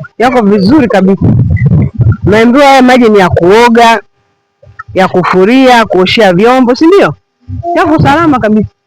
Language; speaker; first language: Swahili; native; Swahili